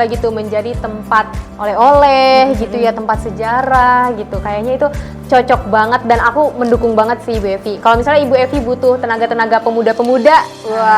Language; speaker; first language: Indonesian; native; Indonesian